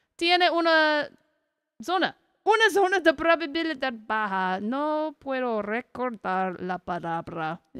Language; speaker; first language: Spanish; non-native, learner; English